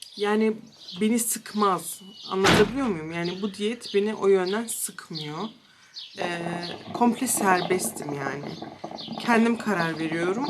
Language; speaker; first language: Turkish; early bilingual, heritage; Turkish